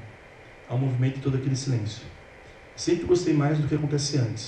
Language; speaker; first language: Portuguese; native; Portuguese